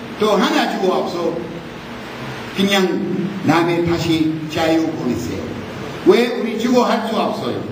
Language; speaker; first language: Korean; non-native, learner; Arabic